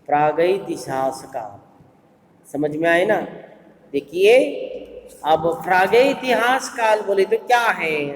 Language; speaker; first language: Hindi; non-native, local second language; Kannada